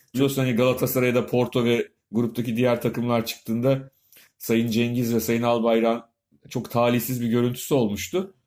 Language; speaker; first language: Turkish; native; Turkish